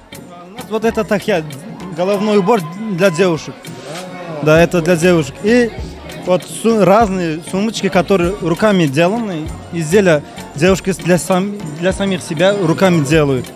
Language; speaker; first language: Russian; non-native, fluent; Turkmen